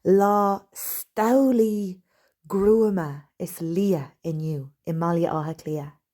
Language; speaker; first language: Irish; non-native, local second language; English